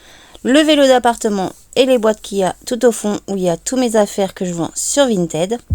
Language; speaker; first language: French; native; French